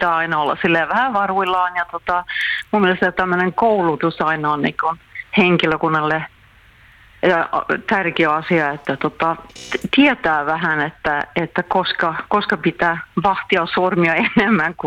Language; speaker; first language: Finnish; non-native, local second language; Swedish